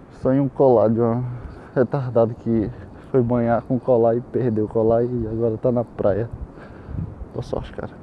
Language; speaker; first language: Portuguese; native; Portuguese